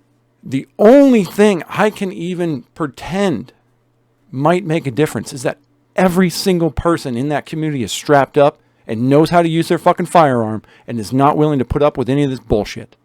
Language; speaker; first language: English; native; English